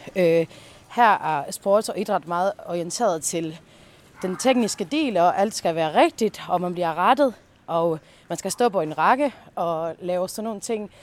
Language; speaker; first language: Danish; early bilingual, heritage; Spanish